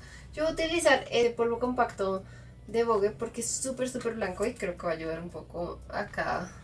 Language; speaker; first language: Spanish; native; Spanish